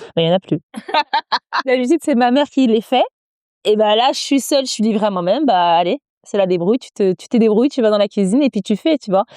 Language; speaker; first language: French; native; French